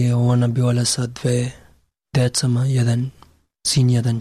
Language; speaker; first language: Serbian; non-native, learner; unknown